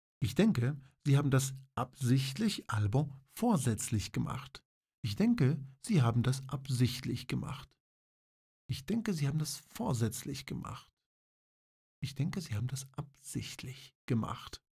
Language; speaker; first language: German; non-native, fluent; Polish